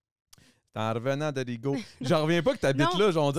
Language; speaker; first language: French; native; French